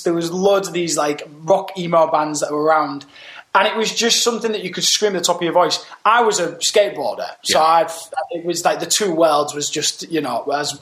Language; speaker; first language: English; native; English